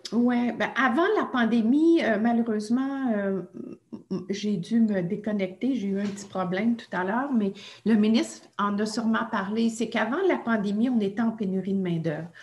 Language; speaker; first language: French; native; French